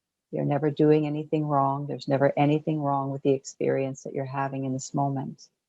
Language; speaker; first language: English; native; English